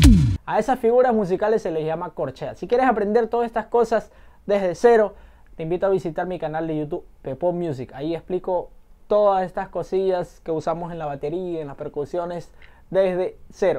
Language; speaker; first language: Spanish; native; Spanish